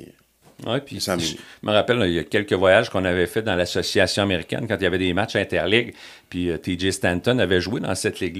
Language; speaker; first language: French; native; French